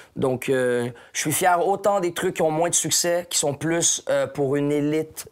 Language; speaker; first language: French; native; French